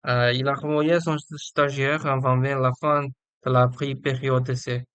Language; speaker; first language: French; non-native, learner; Chinese